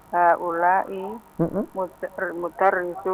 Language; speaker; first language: Arabic; non-native, learner; Indonesian